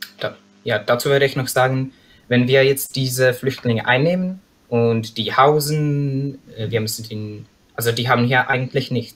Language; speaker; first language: German; non-native, fluent; Czech